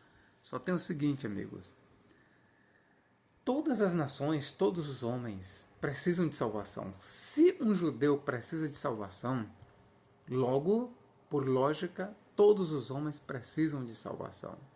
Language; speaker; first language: Portuguese; native; Portuguese